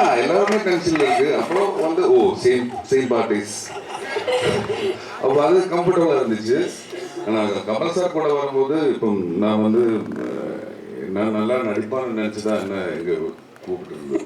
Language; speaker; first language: Tamil; non-native, local second language; Malayalam